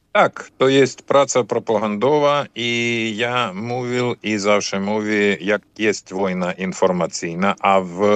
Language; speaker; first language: Polish; non-native, fluent; Ukrainian